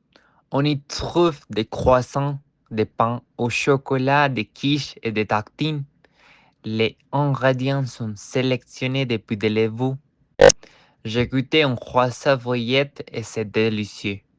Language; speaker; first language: French; non-native, learner; Spanish